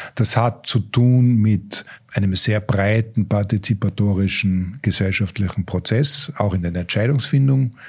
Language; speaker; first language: German; native; German